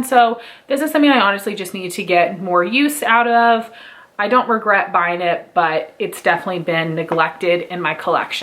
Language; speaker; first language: English; native; English